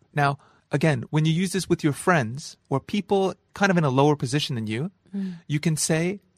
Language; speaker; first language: English; native; English